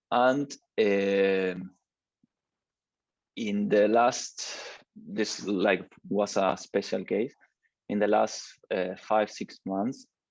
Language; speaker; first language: English; non-native, learner; Spanish